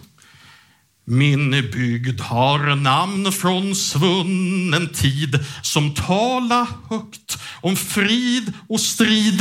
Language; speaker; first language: Swedish; native; Swedish